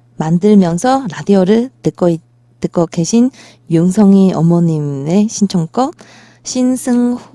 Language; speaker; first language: Korean; non-native, fluent; Chinese